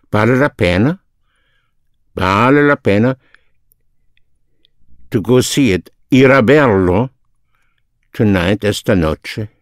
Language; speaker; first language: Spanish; non-native, fluent; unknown